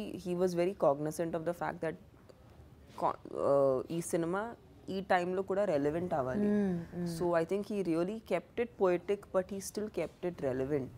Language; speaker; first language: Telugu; non-native, local second language; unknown